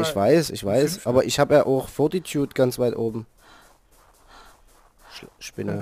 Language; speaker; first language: German; native; German